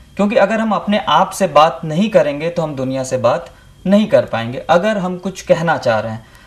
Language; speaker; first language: Hindi; native; Hindi